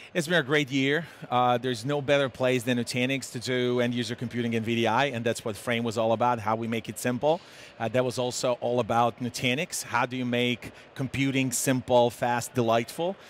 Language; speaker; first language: English; non-native, fluent; Serbian